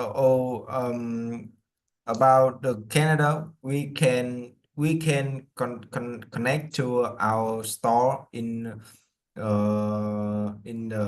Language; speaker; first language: English; non-native, learner; Vietnamese